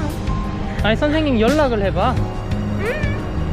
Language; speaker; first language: Korean; native; Korean